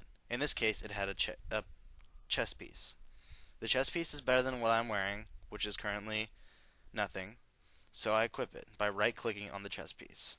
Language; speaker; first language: English; native; English